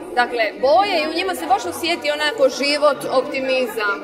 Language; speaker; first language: Croatian; native; Croatian